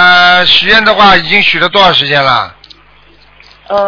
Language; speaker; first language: Chinese; native; Chinese